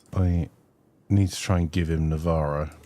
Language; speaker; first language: English; native; English